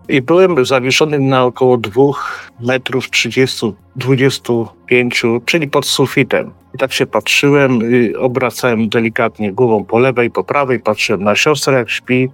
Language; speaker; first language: Polish; early bilingual, heritage; Polish